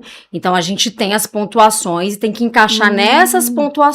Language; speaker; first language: Portuguese; native; Portuguese